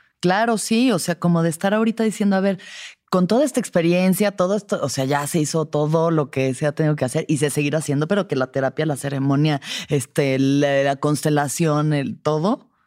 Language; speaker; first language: Spanish; native; Spanish